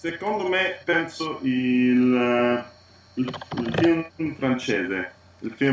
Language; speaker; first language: Italian; non-native, learner; English